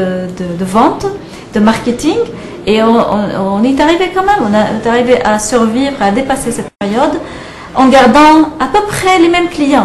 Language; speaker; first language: French; non-native, fluent; Arabic